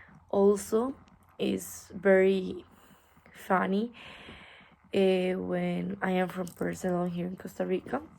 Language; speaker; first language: English; non-native, learner; Spanish